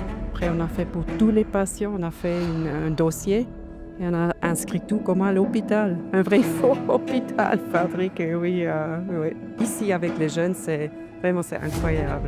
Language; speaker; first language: French; non-native, learner; German